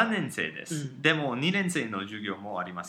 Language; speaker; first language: Japanese; non-native, learner; English